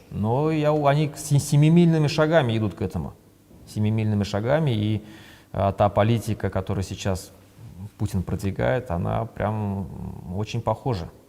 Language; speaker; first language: Russian; non-native, local second language; Bashkir